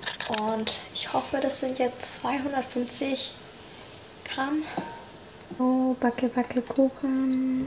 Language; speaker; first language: German; early bilingual, other home language; Vietnamese